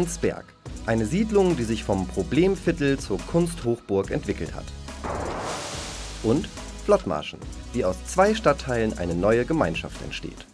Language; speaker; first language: German; native; German